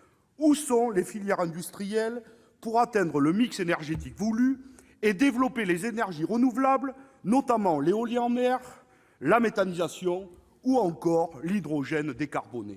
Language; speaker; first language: French; native; French